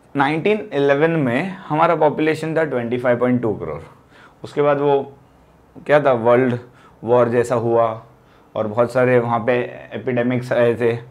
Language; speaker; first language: Hindi; non-native, local second language; Gujarati